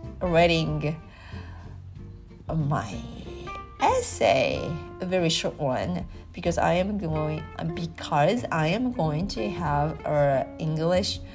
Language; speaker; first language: English; non-native, learner; Japanese